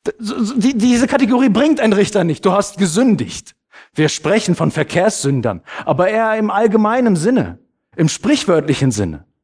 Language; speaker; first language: German; early bilingual, other home language; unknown